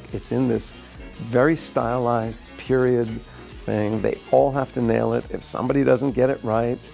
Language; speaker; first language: English; native; English